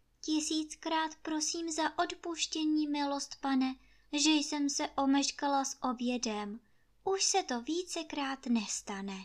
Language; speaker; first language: Czech; native; Czech